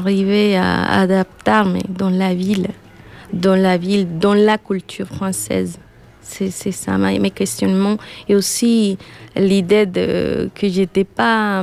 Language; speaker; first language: French; non-native, learner; Spanish